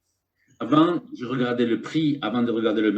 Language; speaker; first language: French; native; French